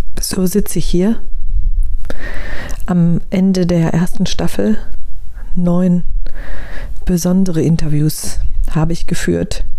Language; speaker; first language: German; native; German